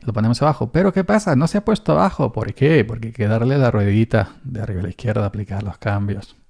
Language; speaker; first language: Spanish; native; Spanish